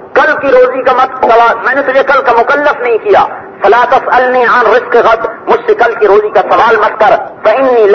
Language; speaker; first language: Urdu; non-native, local second language; Punjabi